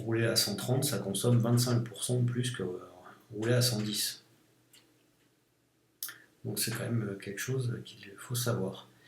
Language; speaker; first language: French; native; French